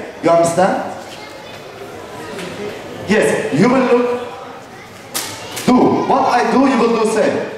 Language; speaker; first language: English; non-native, learner; Arabic